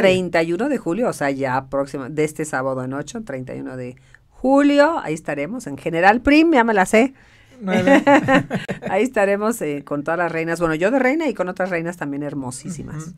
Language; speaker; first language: Spanish; native; Spanish